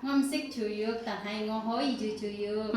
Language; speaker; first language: Cantonese; non-native, learner; Indonesian